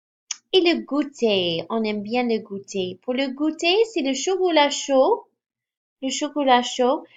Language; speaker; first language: French; non-native, fluent; English